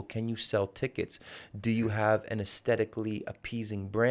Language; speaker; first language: English; native; English